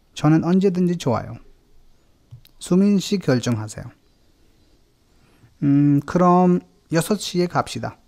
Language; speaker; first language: Korean; non-native, fluent; Hindi